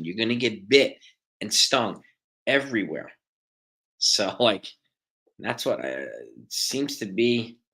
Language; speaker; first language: English; native; English